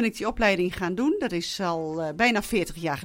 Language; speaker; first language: Dutch; native; Dutch